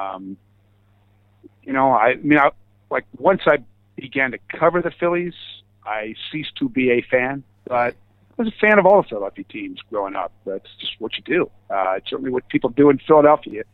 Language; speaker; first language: English; native; English